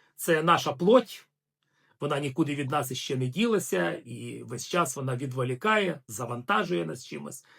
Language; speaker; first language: Ukrainian; non-native, local second language; Russian